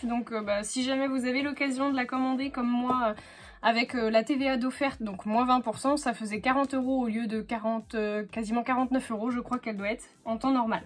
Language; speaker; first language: French; native; French